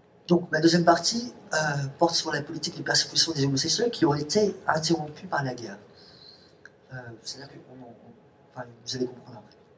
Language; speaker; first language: French; native; French